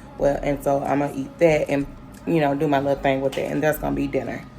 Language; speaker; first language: English; native; English